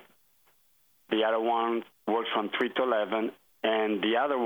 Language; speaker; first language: English; non-native, fluent; French